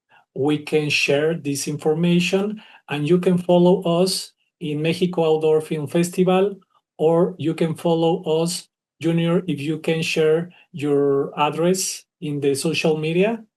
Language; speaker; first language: English; non-native, learner; Spanish